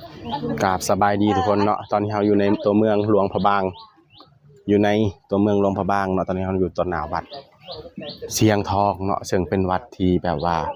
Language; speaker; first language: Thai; non-native, local second language; Northeastern Thai